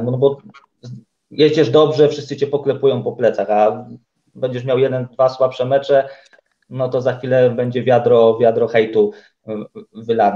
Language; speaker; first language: Polish; native; Polish